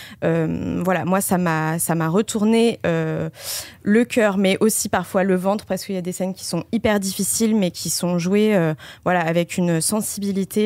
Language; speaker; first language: French; native; French